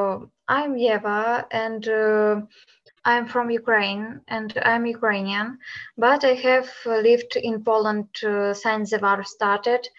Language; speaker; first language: English; non-native, learner; Ukrainian